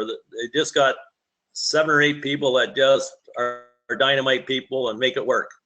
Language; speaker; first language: English; native; English